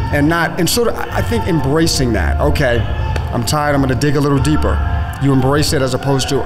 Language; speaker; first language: English; native; English